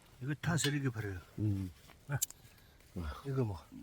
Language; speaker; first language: Korean; non-native, learner; Mongolian